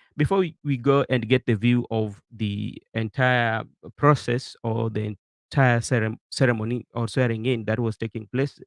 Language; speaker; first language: English; non-native, local second language; Swahili